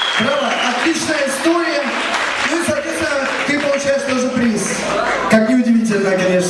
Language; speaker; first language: Russian; native; Russian